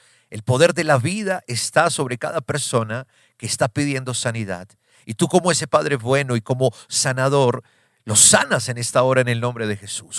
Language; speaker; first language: Spanish; native; Spanish